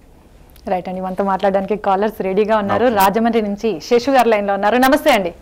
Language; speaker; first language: Telugu; native; Telugu